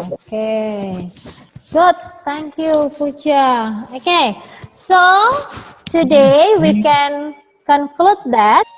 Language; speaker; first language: English; non-native, fluent; Indonesian